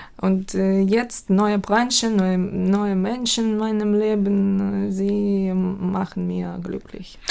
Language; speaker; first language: German; non-native, fluent; Ukrainian